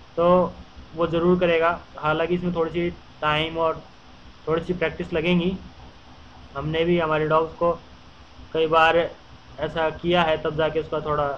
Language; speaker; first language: Hindi; native; Hindi